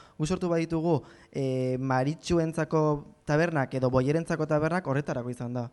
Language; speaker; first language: Basque; non-native, local second language; Spanish